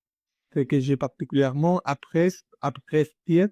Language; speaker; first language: French; non-native, learner; Spanish